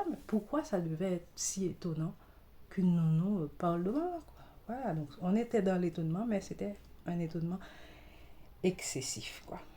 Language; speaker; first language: French; non-native, local second language; Haitian Creole